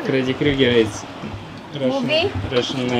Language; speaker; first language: English; non-native, learner; Russian